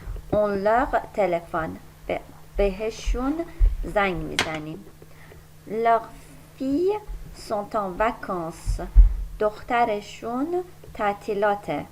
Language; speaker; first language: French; non-native, fluent; Persian